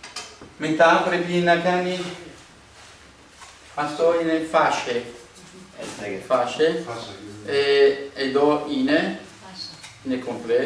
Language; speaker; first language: Greek; non-native, learner; Italian